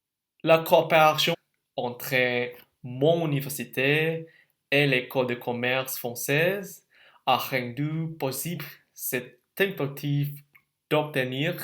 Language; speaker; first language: French; non-native, learner; Indonesian